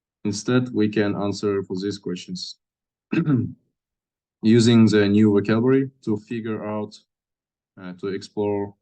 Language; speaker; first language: English; non-native, fluent; Russian